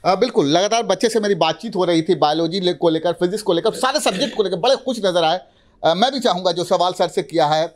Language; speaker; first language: Hindi; native; Hindi